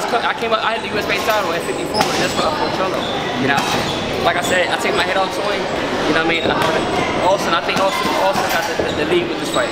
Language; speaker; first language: English; native; English